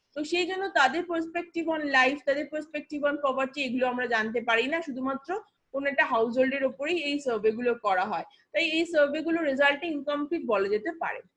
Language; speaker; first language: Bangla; native; Bangla